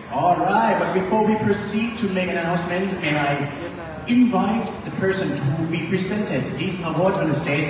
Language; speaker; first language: English; non-native, fluent; Thai